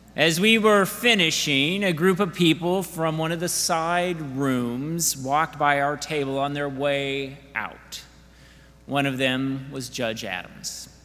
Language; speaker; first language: English; native; English